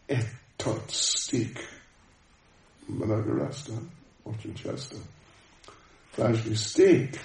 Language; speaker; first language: Russian; non-native, learner; English